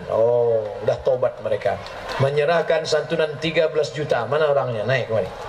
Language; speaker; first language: Malay; native; Malay